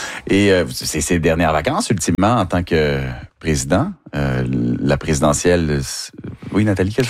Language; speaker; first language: French; native; French